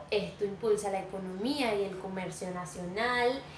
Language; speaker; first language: Spanish; native; Spanish